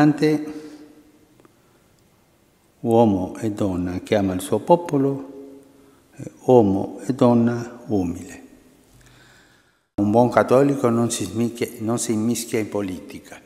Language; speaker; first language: Italian; non-native, local second language; Spanish